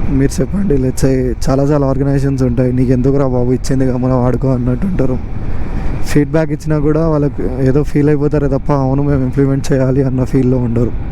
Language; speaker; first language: Telugu; non-native, local second language; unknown